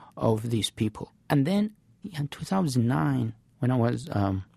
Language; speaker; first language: English; non-native, fluent; Arabic